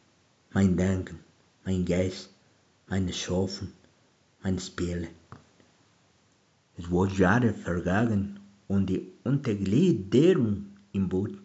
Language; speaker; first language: German; non-native, learner; Spanish